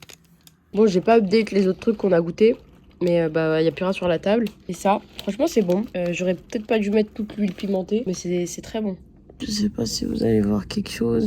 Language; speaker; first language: French; native; French